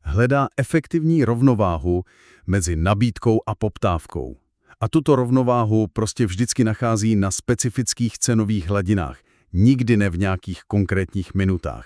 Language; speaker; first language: Czech; native; Czech